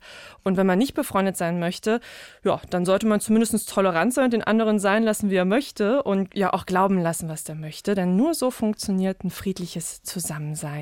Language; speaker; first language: German; native; German